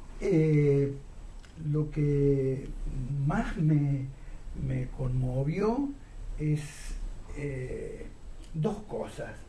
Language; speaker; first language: Spanish; native; Spanish